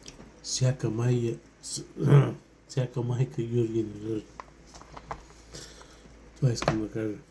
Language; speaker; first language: Bulgarian; non-native, local second language; Romanian